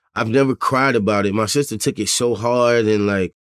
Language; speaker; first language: English; native; English